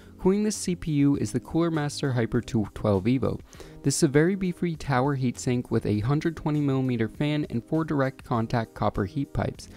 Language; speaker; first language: English; native; English